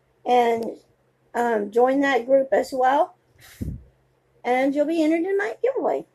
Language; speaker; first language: English; native; English